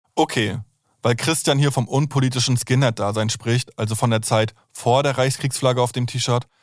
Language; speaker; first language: German; native; German